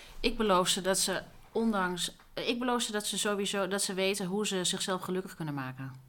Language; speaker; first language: Dutch; native; Dutch